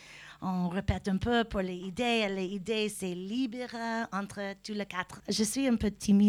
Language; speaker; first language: French; non-native, learner; English